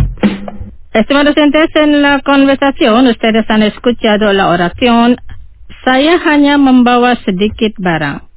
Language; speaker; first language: Spanish; non-native, fluent; Indonesian